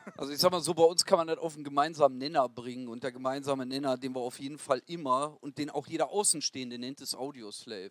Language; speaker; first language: German; native; German